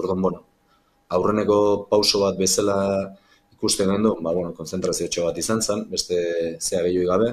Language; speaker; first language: Basque; native; Basque